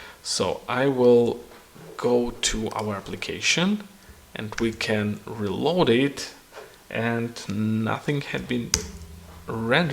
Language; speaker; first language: English; non-native, fluent; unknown